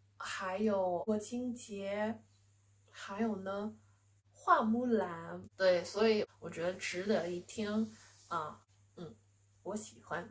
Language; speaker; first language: Chinese; non-native, fluent; English